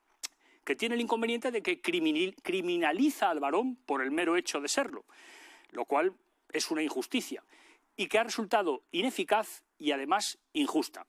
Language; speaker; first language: Spanish; native; Spanish